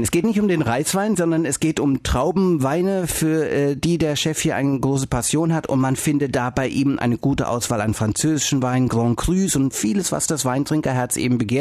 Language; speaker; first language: German; native; German